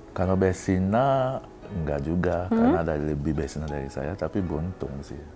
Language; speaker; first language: Indonesian; non-native, fluent; French